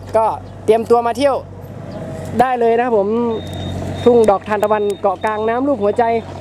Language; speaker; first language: Thai; native; Thai